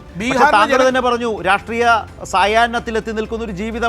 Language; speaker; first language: Malayalam; native; Malayalam